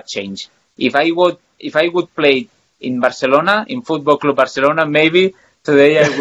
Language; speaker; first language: English; non-native, fluent; Spanish